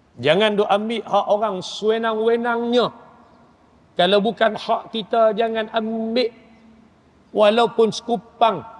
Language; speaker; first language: Malay; native; Malay